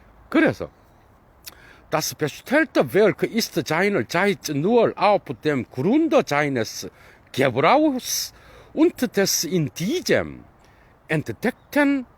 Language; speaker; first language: German; non-native, fluent; Korean